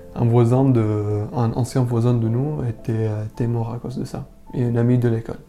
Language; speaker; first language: French; non-native, learner; Arabic